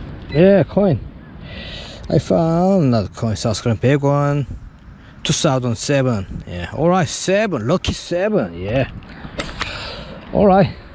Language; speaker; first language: English; non-native, learner; Korean